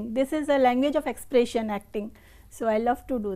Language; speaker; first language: Tamil; non-native, learner; Hindi